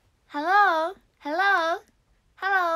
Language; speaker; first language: English; non-native, learner; Japanese